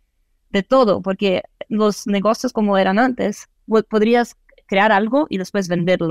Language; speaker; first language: Spanish; non-native, fluent; Portuguese